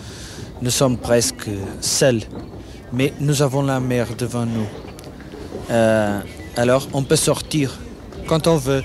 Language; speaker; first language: French; non-native, fluent; Portuguese